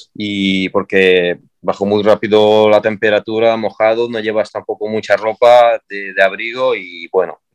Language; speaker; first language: Spanish; native; Spanish